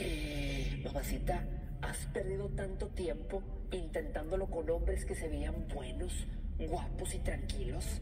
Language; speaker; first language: Spanish; native; Spanish